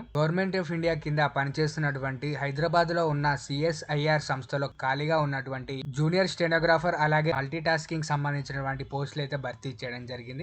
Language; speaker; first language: Telugu; native; Telugu